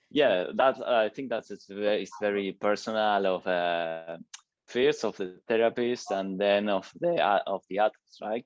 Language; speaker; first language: English; non-native, learner; Spanish